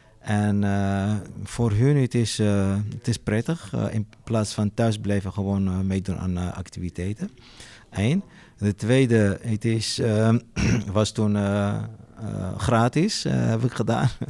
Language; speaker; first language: Dutch; non-native, local second language; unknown